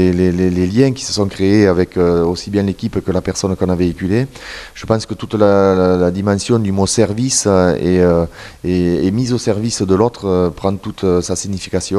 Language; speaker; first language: French; native; French